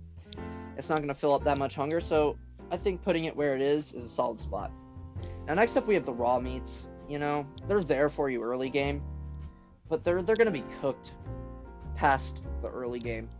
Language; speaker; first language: English; native; English